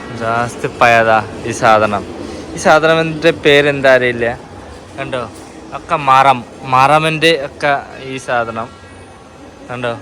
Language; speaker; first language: Malayalam; non-native, learner; Bangla